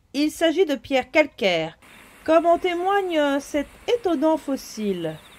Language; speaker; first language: French; native; French